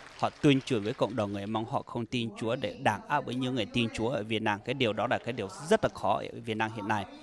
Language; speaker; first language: Vietnamese; non-native, local second language; Hmong